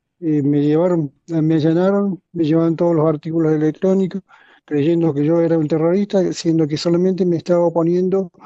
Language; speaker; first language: Spanish; native; Spanish